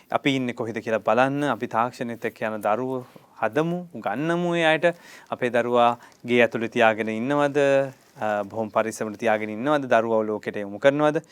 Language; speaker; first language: Sinhala; native; Sinhala